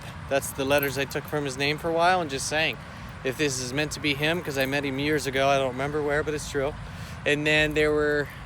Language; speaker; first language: English; native; English